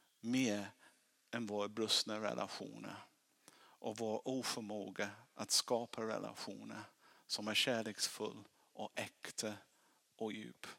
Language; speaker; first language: Swedish; non-native, fluent; English